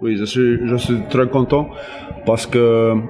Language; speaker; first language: French; non-native, learner; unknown